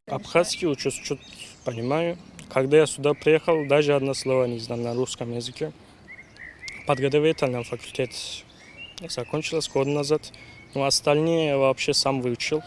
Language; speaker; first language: Russian; non-native, learner; Turkish